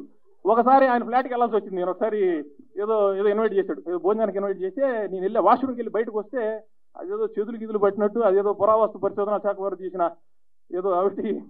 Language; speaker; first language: Telugu; native; Telugu